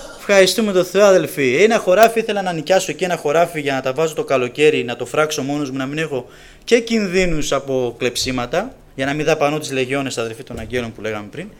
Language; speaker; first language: Greek; native; Greek